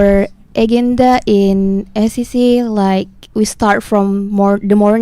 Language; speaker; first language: English; non-native, learner; Indonesian